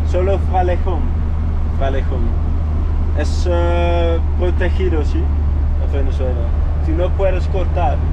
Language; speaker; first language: Spanish; non-native, learner; Dutch